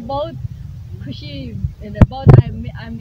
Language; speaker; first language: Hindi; non-native, learner; Nepali